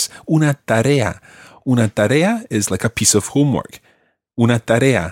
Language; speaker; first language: Spanish; non-native, fluent; English